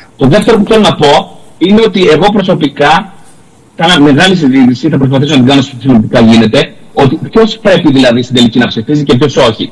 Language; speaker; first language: Greek; native; Greek